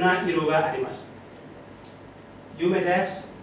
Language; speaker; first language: Japanese; non-native, learner; Mossi